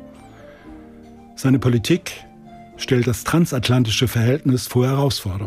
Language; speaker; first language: German; native; German